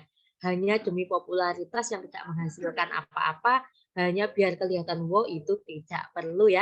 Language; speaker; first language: Indonesian; native; Indonesian